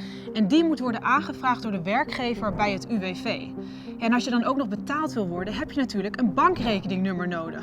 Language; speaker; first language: Dutch; native; Dutch